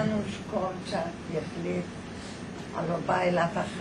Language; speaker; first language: Hebrew; non-native, fluent; Polish